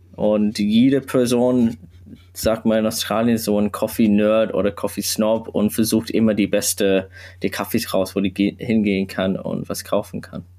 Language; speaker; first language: German; non-native, learner; English